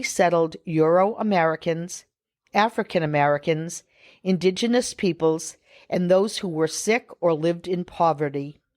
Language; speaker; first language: English; native; English